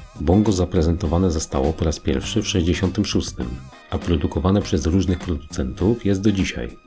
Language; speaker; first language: Polish; native; Polish